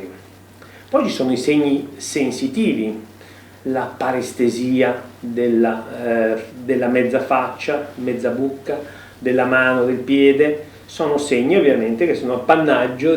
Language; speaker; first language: Italian; native; Italian